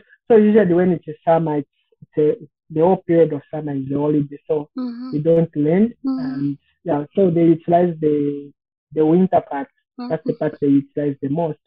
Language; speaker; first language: English; non-native, local second language; Bemba